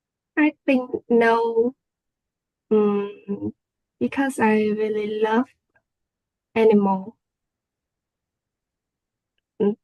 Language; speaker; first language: English; non-native, learner; Vietnamese